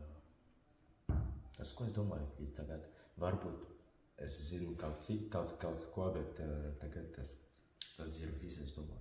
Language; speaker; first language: Latvian; non-native, learner; French